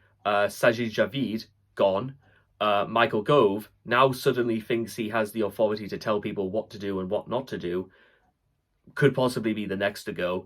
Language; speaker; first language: English; native; English